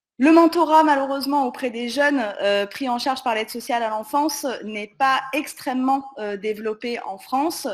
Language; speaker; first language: French; native; French